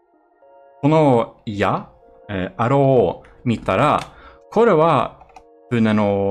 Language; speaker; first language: Japanese; non-native, learner; Swedish